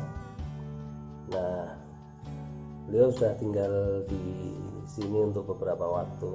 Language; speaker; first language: Indonesian; native; Indonesian